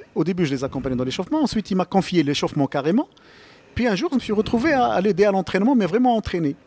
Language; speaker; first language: French; non-native, local second language; Arabic